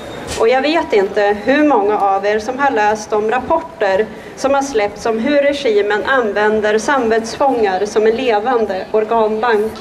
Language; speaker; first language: Swedish; native; Swedish